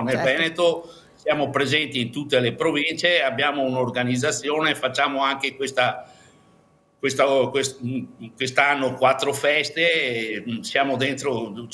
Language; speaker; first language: Italian; native; Italian